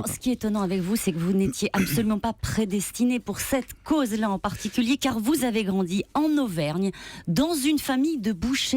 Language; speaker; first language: French; native; French